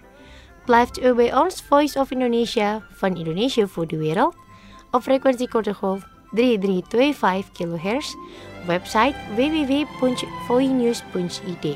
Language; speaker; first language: Dutch; non-native, fluent; Indonesian